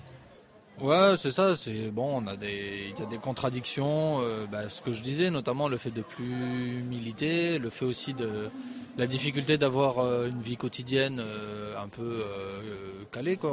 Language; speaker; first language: French; native; French